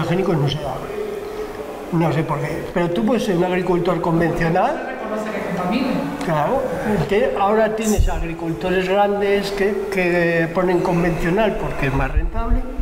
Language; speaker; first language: Spanish; native; Spanish